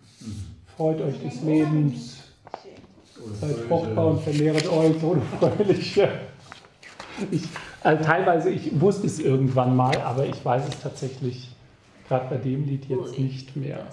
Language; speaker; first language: German; native; German